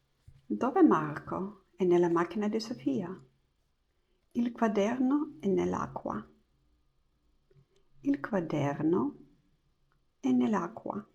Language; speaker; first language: Italian; non-native, learner; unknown